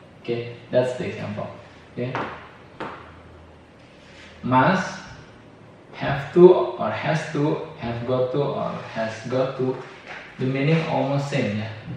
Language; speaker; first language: English; non-native, fluent; Indonesian